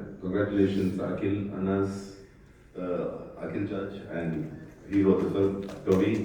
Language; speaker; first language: Tamil; non-native, fluent; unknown